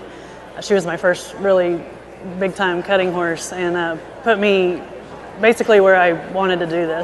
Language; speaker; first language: English; native; English